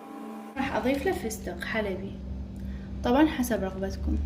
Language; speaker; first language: Arabic; native; Arabic